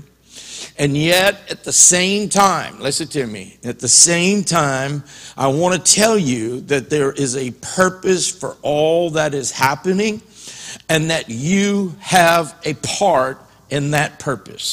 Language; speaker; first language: English; native; English